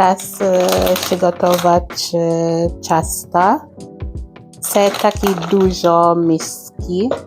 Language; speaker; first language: Polish; non-native, learner; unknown